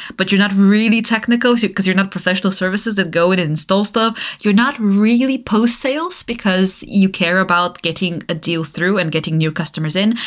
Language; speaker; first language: English; non-native, fluent; Bulgarian